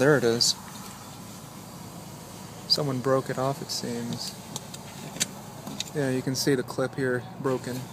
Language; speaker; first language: English; native; English